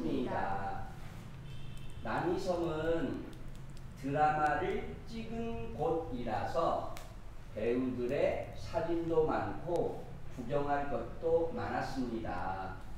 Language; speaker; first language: Korean; non-native, fluent; Vietnamese